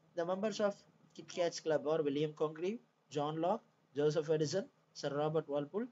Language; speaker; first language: English; non-native, local second language; Tamil